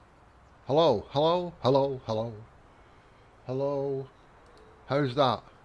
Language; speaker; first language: English; native; English